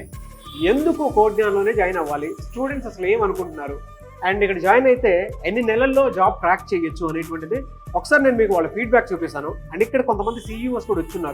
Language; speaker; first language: Telugu; native; Telugu